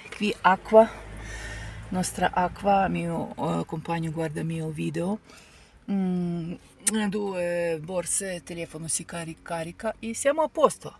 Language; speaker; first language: Italian; non-native, learner; Ukrainian